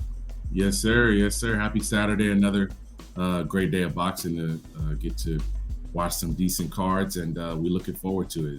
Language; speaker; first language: English; native; English